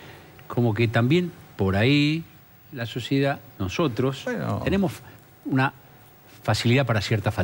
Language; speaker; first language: Spanish; native; Spanish